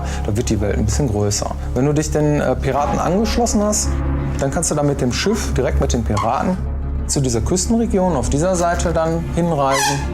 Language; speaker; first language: German; native; German